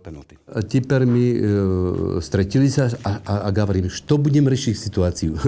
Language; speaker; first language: Russian; non-native, learner; Slovak